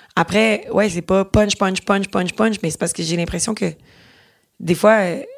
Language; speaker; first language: French; native; French